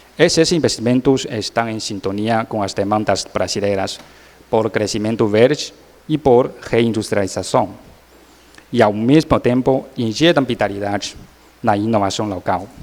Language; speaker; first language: Portuguese; non-native, learner; Chinese